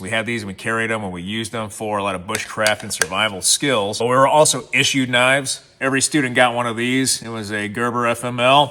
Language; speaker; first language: English; native; English